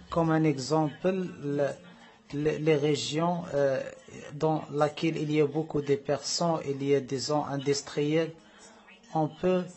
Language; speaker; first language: French; non-native, learner; Arabic